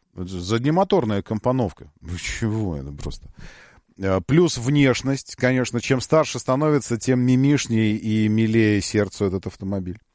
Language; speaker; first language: Russian; native; Russian